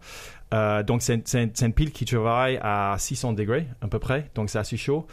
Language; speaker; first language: French; non-native, fluent; English